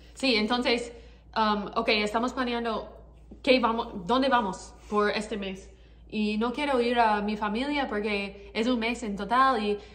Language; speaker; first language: Spanish; non-native, learner; English